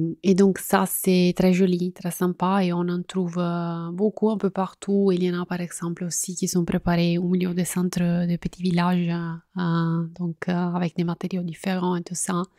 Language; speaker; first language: French; non-native, fluent; Italian